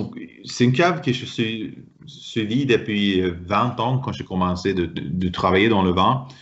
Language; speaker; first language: French; non-native, fluent; Swedish